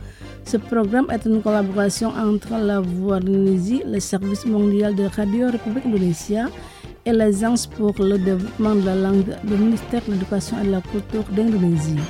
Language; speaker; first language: French; non-native, fluent; Indonesian